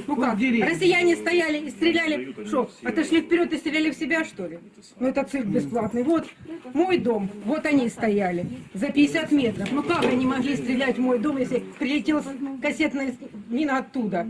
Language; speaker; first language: Russian; native; Russian